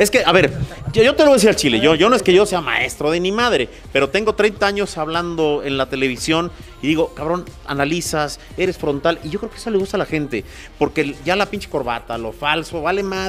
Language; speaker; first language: Spanish; native; Spanish